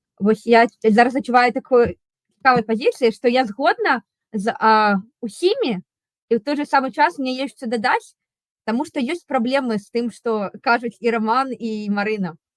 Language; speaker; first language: Belarusian; non-native, local second language; Russian